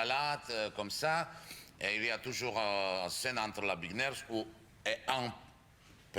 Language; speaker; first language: French; non-native, fluent; Czech